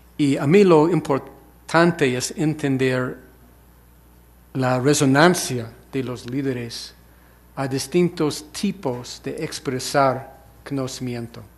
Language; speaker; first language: Spanish; non-native, fluent; English